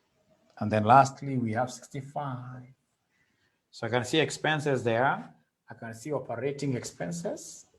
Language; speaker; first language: English; non-native, local second language; Swahili